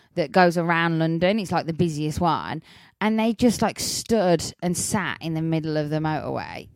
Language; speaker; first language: English; native; English